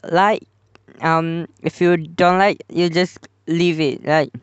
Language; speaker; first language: English; non-native, local second language; Malay